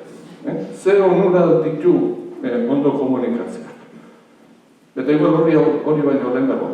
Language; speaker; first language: Basque; native; Basque